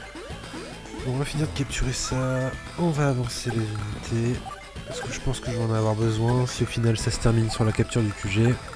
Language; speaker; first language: French; native; French